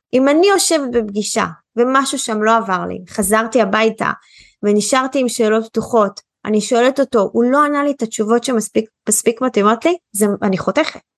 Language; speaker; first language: Hebrew; native; Hebrew